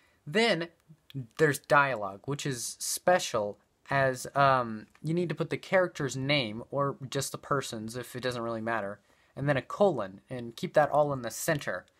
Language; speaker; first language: English; native; English